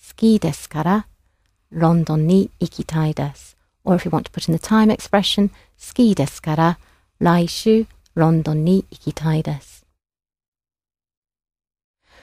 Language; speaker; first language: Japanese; non-native, fluent; English